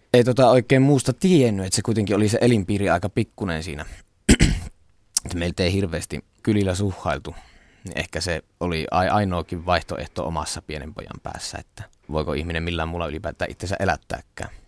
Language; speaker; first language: Finnish; native; Finnish